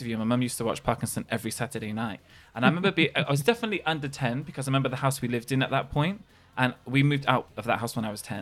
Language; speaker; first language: English; native; English